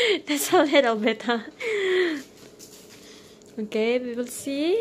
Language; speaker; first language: English; non-native, fluent; Filipino